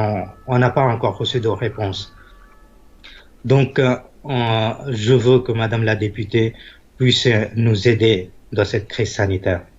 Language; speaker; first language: French; non-native, fluent; Bangla